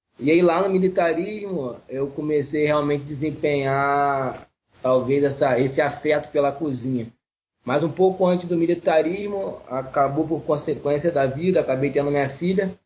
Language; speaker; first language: Portuguese; native; Portuguese